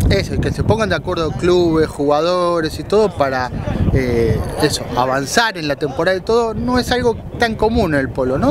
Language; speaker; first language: Spanish; native; Spanish